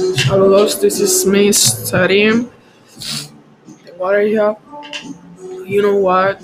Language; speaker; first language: English; non-native, learner; Spanish